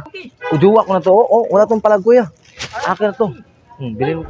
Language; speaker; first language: Filipino; non-native, local second language; Cebuano